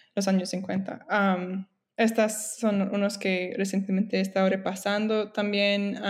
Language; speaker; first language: Spanish; non-native, fluent; English